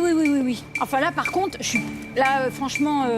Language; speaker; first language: French; native; French